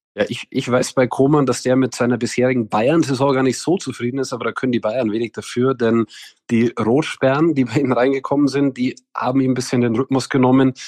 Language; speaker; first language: German; native; German